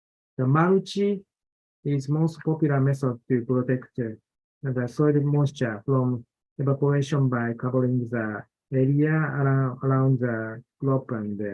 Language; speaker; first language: English; non-native, fluent; Japanese